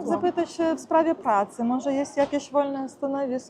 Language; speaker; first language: Polish; non-native, learner; Russian